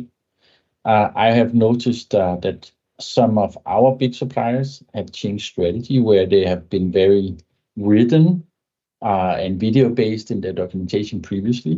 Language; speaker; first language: English; non-native, fluent; Danish